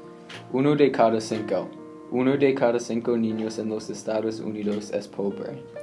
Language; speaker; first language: Spanish; non-native, learner; English